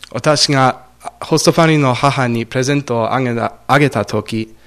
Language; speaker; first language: Japanese; non-native, fluent; English